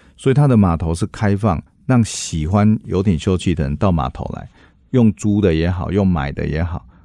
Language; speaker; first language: Chinese; native; Chinese